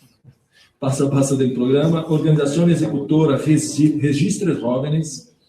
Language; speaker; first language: Spanish; non-native, learner; Portuguese